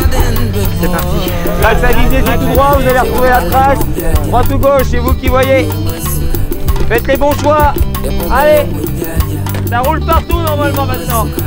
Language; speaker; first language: French; native; French